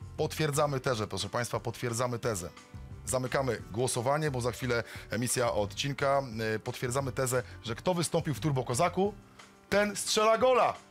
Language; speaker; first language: Polish; native; Polish